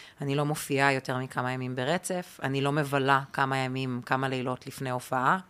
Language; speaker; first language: Hebrew; early bilingual, other home language; Russian